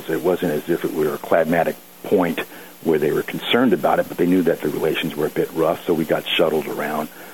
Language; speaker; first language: English; native; English